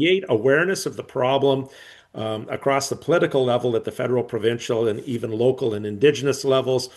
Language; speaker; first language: English; native; English